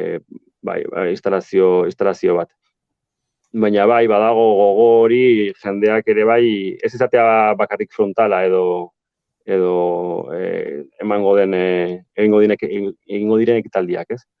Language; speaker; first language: Basque; native; Basque